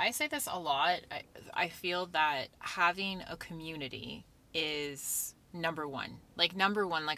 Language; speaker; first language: English; native; English